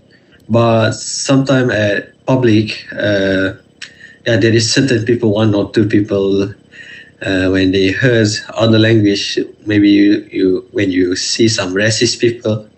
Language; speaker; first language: English; non-native, fluent; Malay